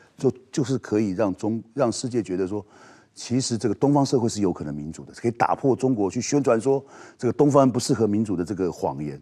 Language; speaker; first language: Chinese; native; Chinese